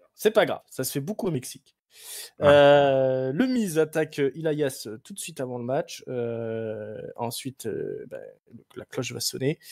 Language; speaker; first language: French; native; French